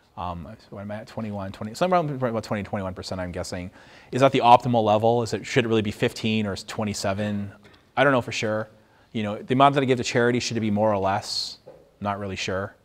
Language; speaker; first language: English; native; English